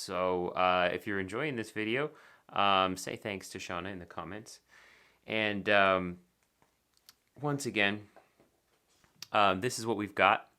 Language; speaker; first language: English; native; English